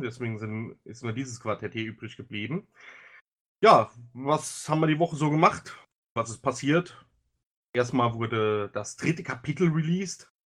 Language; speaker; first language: German; native; German